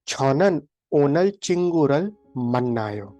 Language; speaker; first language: Korean; non-native, fluent; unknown